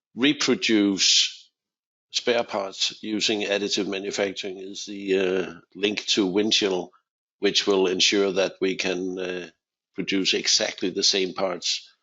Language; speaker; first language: English; non-native, fluent; Danish